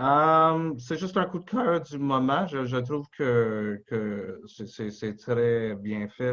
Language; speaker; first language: French; non-native, local second language; English